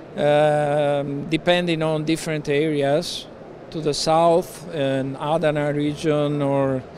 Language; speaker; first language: English; non-native, fluent; Italian